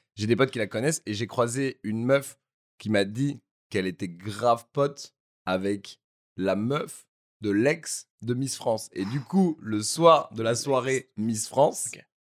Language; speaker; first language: French; native; French